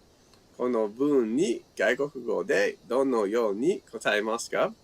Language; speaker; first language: Japanese; non-native, fluent; English